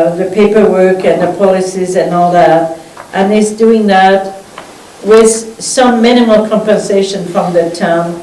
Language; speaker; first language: English; non-native, fluent; French